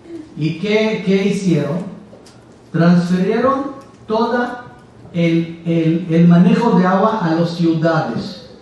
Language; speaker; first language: Spanish; non-native, fluent; Hebrew